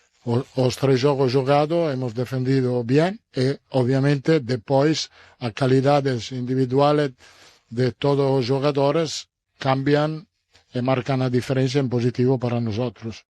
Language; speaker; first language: Spanish; non-native, fluent; Italian